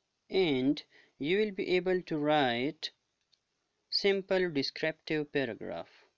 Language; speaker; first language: English; non-native, local second language; Urdu